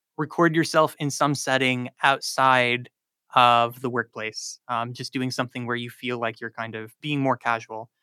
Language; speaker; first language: English; native; English